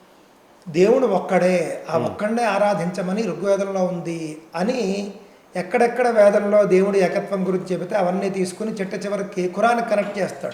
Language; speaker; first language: Telugu; native; Telugu